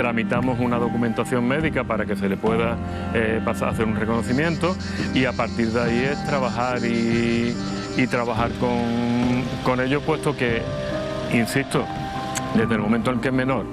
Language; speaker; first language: Spanish; native; Spanish